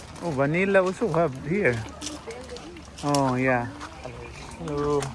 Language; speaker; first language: English; non-native, local second language; Cebuano